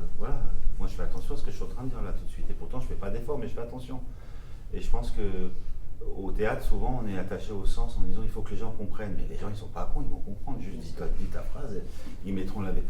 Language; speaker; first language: French; non-native, local second language; Armenian